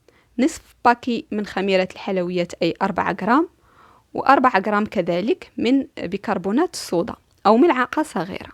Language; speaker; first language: Arabic; native; Arabic